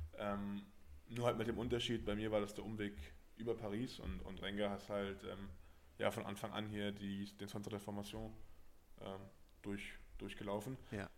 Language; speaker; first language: German; native; German